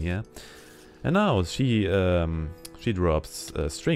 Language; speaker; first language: English; non-native, learner; German